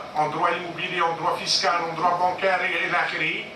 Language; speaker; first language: French; non-native, local second language; Arabic